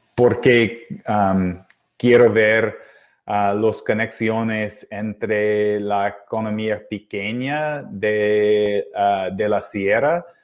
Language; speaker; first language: Spanish; non-native, learner; English